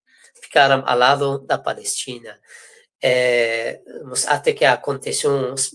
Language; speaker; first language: Portuguese; non-native, fluent; Persian